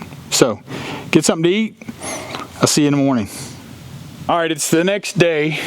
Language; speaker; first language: English; native; English